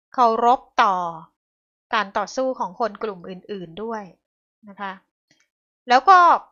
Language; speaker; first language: Thai; native; Thai